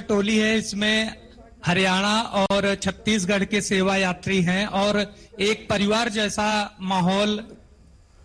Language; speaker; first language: Hindi; native; Hindi